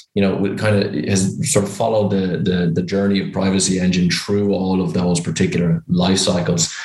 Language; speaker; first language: English; native; English